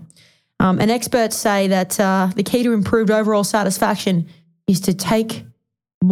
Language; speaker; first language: English; native; English